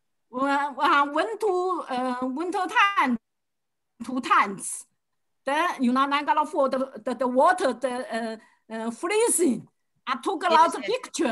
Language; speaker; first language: English; non-native, learner; Chinese